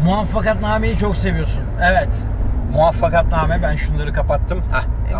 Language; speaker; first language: Turkish; native; Turkish